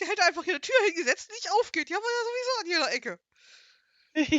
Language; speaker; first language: German; native; German